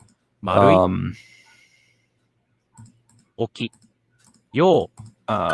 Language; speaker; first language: Japanese; non-native, learner; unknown